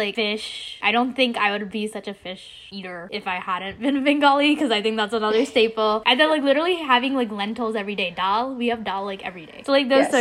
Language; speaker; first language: English; early bilingual, other home language; Bangla